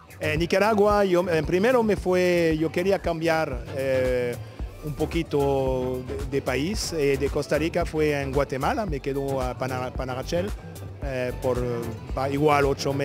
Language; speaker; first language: Spanish; non-native, fluent; French